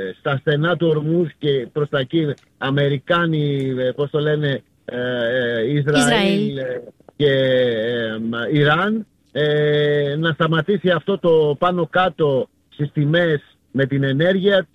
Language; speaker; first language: Greek; native; Greek